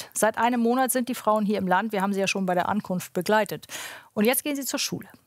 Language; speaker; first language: German; native; German